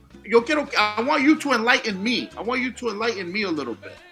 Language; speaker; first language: English; early bilingual, other home language; Spanish